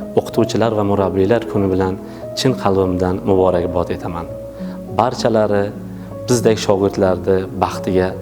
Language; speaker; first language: Uzbek; native; Uzbek